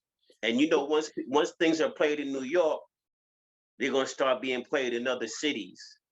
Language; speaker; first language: English; native; English